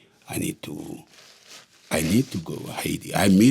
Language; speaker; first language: English; non-native, local second language; Haitian Creole